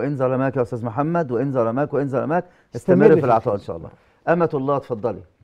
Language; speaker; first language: Arabic; native; Arabic